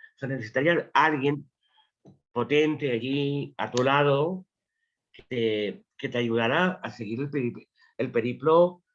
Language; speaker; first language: Spanish; native; Spanish